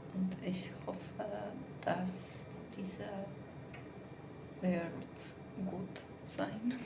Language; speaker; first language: German; non-native, learner; Polish